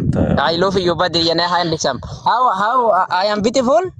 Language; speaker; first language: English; non-native, learner; Oromo